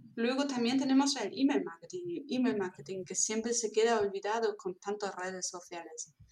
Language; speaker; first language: Spanish; non-native, fluent; German